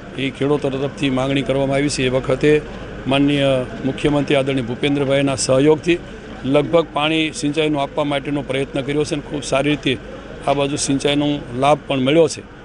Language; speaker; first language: Gujarati; native; Gujarati